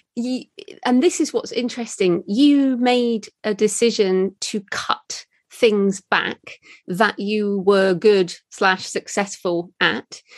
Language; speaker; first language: English; native; English